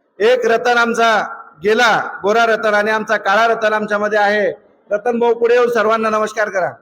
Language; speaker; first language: Marathi; native; Marathi